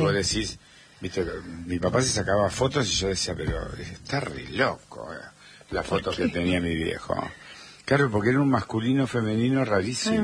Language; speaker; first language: Spanish; native; Spanish